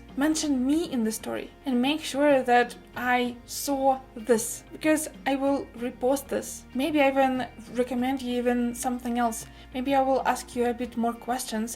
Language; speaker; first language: English; non-native, fluent; Russian